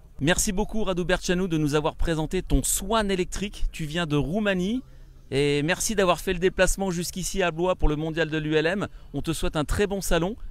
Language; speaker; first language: French; native; French